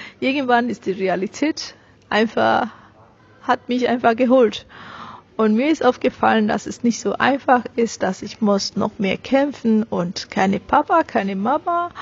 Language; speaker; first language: German; non-native, fluent; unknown